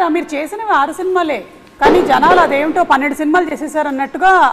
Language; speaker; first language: Telugu; native; Telugu